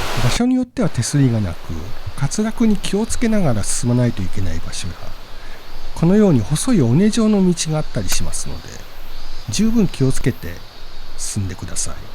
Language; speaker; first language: Japanese; native; Japanese